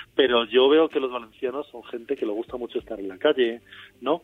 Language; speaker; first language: Spanish; native; Spanish